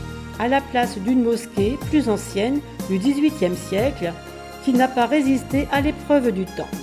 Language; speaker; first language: French; native; French